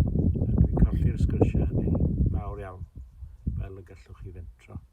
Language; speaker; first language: Welsh; native; Welsh